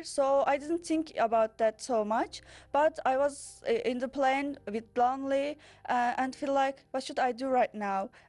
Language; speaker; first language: English; non-native, learner; Turkish